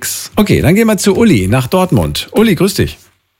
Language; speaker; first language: German; native; German